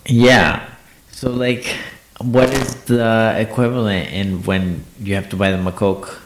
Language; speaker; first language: English; non-native, fluent; Spanish